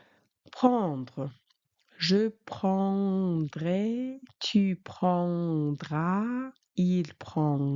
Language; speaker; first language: French; non-native, fluent; Mongolian